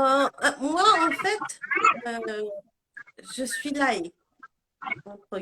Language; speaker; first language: French; non-native, local second language; Arabic